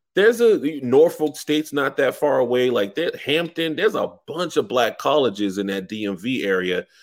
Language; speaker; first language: English; native; English